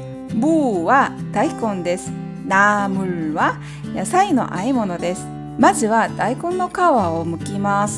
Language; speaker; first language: Japanese; non-native, fluent; Korean